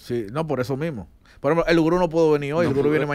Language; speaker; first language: Spanish; native; Spanish